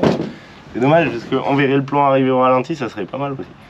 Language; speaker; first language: French; native; French